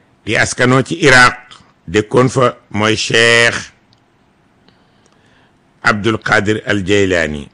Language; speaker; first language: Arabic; non-native, fluent; Wolof